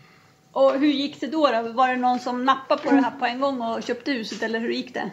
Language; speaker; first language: Swedish; native; Swedish